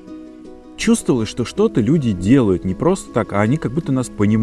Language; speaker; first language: Russian; native; Russian